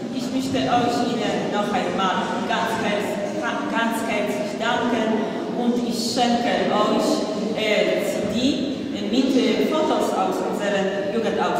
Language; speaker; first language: German; non-native, learner; Polish